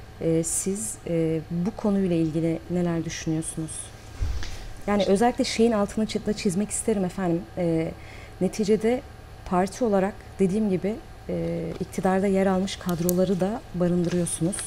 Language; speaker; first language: Turkish; native; Turkish